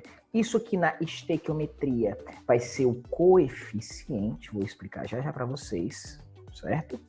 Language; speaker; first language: Portuguese; native; Portuguese